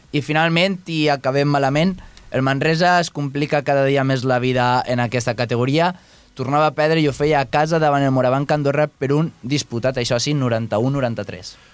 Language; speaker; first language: Catalan; native; Catalan